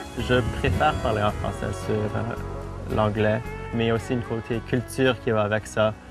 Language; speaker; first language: French; native; French